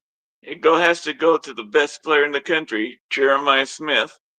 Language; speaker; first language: English; native; English